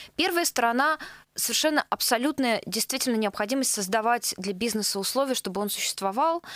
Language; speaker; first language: Russian; native; Russian